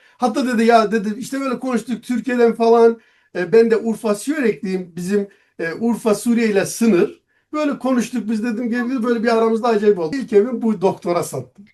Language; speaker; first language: Turkish; non-native, local second language; Kurdish